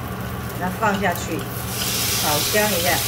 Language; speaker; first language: Chinese; native; Chinese